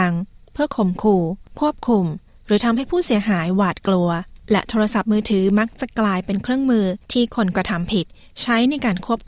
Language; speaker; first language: Thai; native; Thai